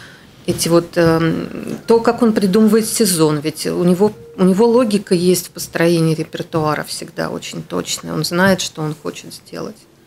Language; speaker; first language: Russian; native; Russian